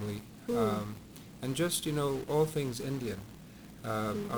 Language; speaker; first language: English; non-native, local second language; Punjabi